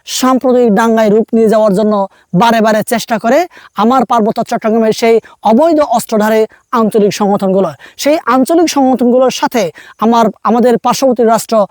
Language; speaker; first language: Bangla; non-native, local second language; Marma